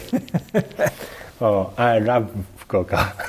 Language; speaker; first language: English; non-native, learner; Japanese